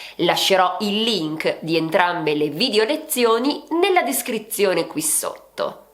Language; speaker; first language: Italian; native; Italian